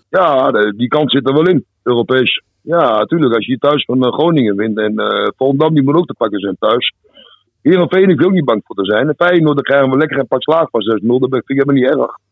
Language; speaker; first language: Dutch; native; Dutch